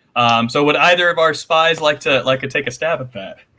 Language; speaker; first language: English; native; English